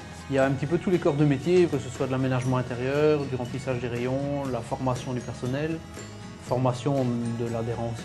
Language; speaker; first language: French; native; French